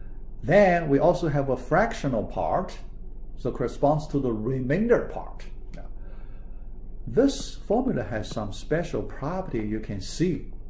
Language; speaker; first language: English; non-native, fluent; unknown